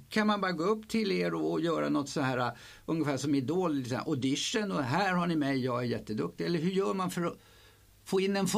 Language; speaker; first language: Swedish; native; Swedish